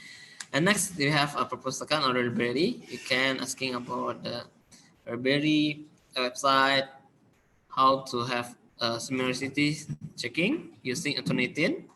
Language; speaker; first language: English; non-native, learner; Indonesian